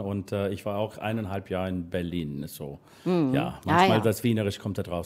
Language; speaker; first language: German; non-native, learner; English